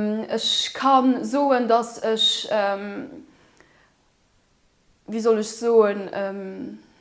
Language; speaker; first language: German; non-native, local second language; Luxembourgish